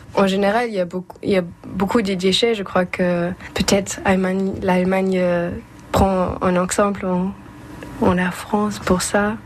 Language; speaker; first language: French; non-native, fluent; German